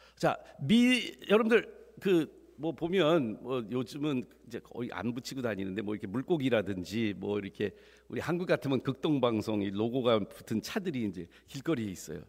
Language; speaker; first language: Korean; early bilingual, heritage; Korean